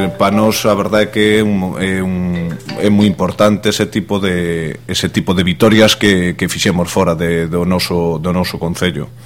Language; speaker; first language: Galician; non-native, local second language; Spanish